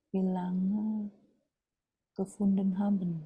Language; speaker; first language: German; non-native, fluent; Indonesian